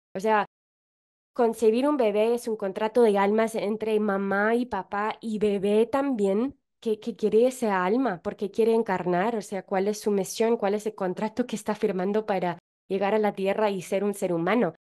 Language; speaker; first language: Spanish; non-native, fluent; English